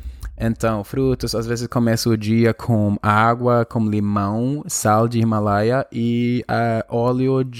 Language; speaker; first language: Portuguese; non-native, fluent; Spanish